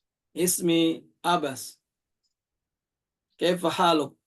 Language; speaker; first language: Arabic; non-native, fluent; Indonesian